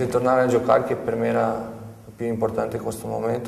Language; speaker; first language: Italian; non-native, fluent; Portuguese